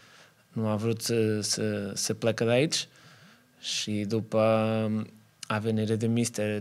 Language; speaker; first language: Romanian; non-native, learner; Portuguese